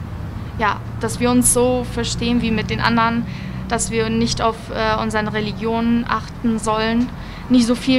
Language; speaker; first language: German; early bilingual, other home language; Albanian